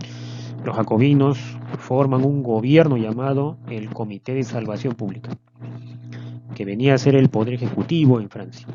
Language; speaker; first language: Spanish; native; Spanish